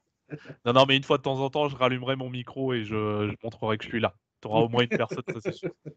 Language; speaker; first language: French; native; French